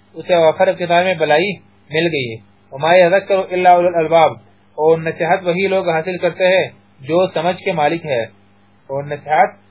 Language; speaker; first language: Urdu; non-native, local second language; Pashto